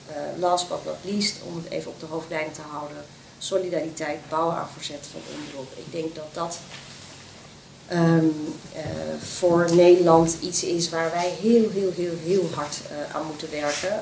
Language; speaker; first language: Dutch; native; Dutch